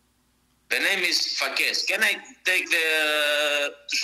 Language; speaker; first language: English; non-native, fluent; Greek